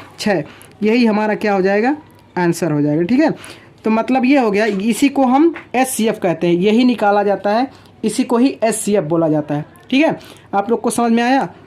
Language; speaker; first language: Hindi; native; Hindi